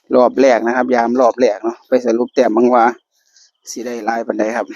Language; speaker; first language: Thai; native; Thai